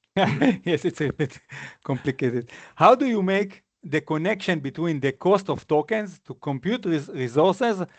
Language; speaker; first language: English; non-native, fluent; Hebrew